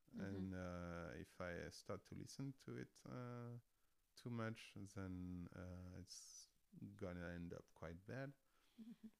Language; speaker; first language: English; non-native, fluent; French